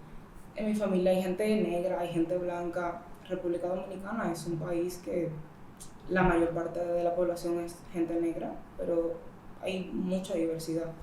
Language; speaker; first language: Spanish; early bilingual, other home language; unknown